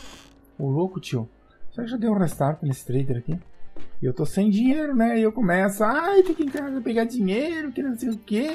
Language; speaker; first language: Portuguese; native; Portuguese